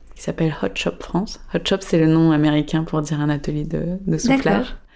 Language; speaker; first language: French; native; French